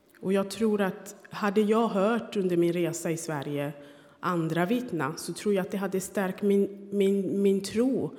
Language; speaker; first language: Swedish; non-native, fluent; Rundi